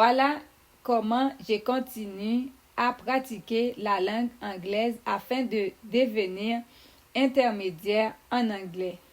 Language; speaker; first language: French; non-native, fluent; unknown